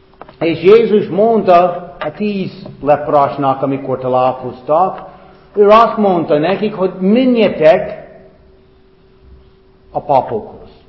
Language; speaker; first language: Hungarian; non-native, fluent; English